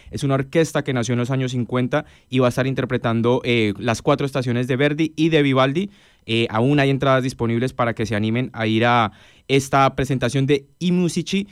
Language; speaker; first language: Spanish; native; Spanish